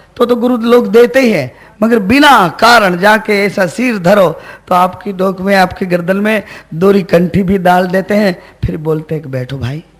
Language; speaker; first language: Hindi; non-native, local second language; Gujarati